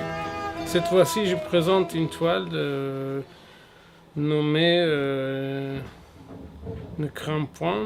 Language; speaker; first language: French; non-native, fluent; Armenian